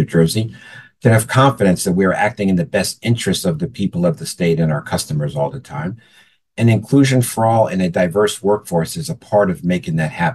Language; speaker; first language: English; native; English